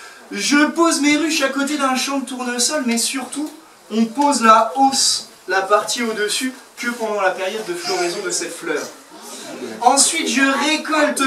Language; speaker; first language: French; native; French